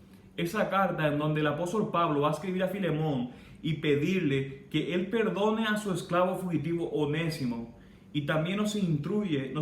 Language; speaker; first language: Spanish; native; Spanish